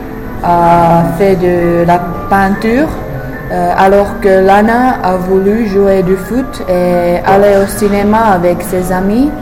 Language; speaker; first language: French; non-native, fluent; English